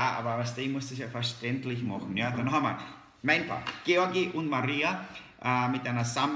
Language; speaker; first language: German; native; German